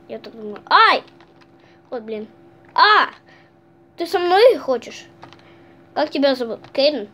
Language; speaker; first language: Russian; early bilingual, heritage; Russian